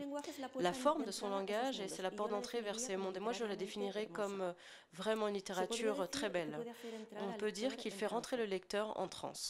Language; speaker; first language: French; non-native, fluent; Spanish